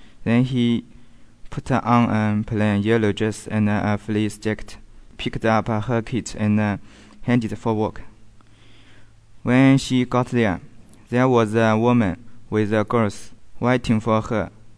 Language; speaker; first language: English; non-native, learner; Chinese